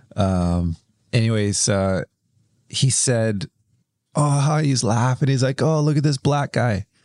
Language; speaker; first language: English; native; English